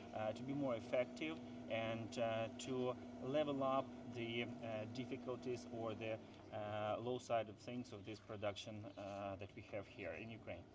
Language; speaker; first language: English; non-native, fluent; Ukrainian